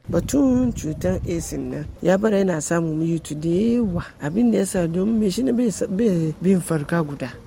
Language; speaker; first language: Hausa; non-native, local second language; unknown